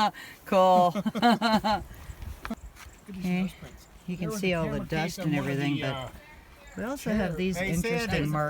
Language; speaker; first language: English; native; English